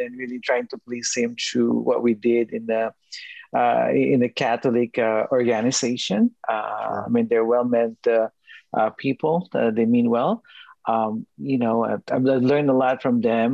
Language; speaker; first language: English; non-native, local second language; Filipino